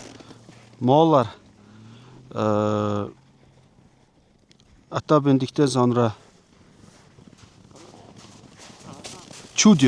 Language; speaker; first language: Turkish; non-native, learner; Mongolian